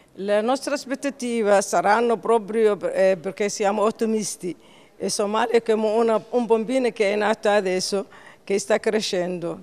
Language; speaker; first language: Italian; non-native, fluent; Somali